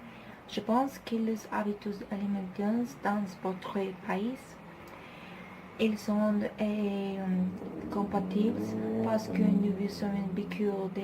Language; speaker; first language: French; non-native, learner; Spanish